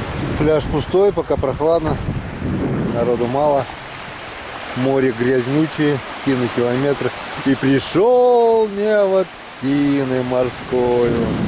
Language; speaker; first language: Russian; native; Russian